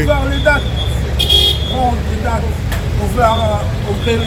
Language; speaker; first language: French; non-native, learner; Arabic